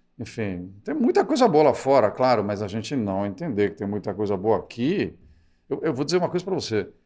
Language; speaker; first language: Portuguese; early bilingual, other home language; Spanish